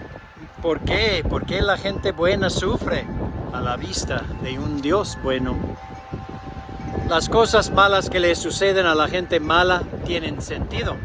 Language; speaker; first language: Spanish; non-native, fluent; English